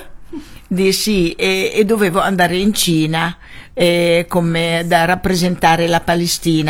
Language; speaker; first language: Italian; non-native, fluent; Arabic